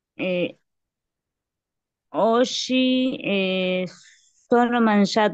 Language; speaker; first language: Italian; non-native, learner; Spanish